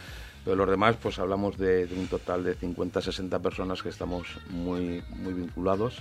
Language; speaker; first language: Spanish; native; Spanish